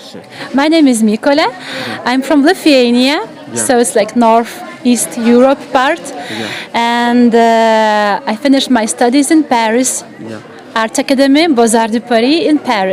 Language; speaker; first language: English; non-native, fluent; Lithuanian